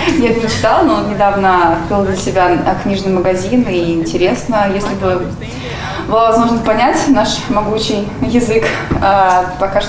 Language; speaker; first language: Russian; non-native, learner; English